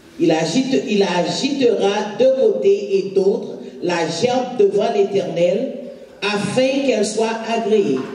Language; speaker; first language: French; non-native, local second language; Haitian Creole